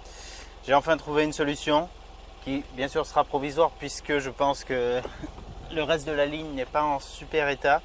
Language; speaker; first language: French; native; French